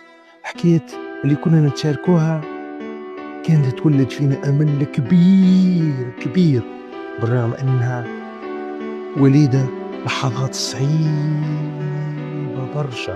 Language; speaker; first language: Arabic; native; Arabic